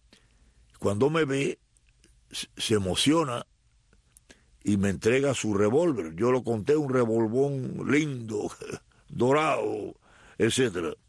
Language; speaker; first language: Spanish; native; Spanish